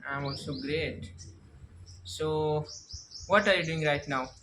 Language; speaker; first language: English; non-native, learner; Hindi